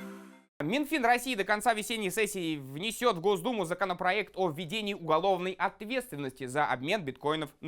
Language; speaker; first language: Russian; native; Russian